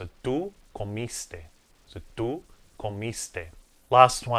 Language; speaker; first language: Spanish; non-native, fluent; English